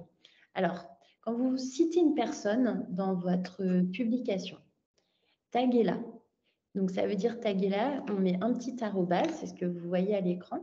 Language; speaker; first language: French; native; French